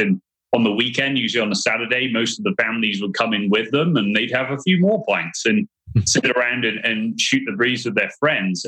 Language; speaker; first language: English; native; English